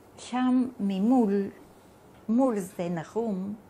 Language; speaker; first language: Hebrew; non-native, fluent; Bulgarian